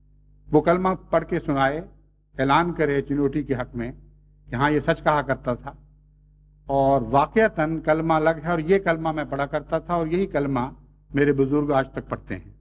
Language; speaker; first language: Urdu; native; Urdu